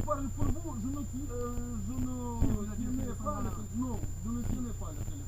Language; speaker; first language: French; non-native, learner; Russian